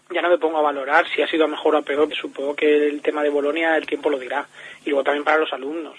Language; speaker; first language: Spanish; native; Spanish